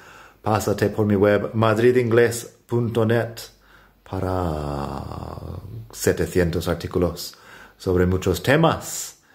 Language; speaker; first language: Spanish; non-native, fluent; English